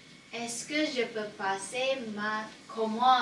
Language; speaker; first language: French; non-native, learner; English